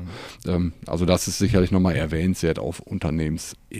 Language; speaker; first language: German; native; German